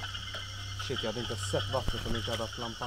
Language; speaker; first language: Swedish; native; Swedish